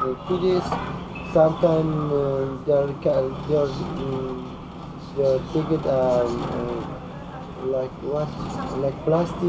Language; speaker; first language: English; non-native, learner; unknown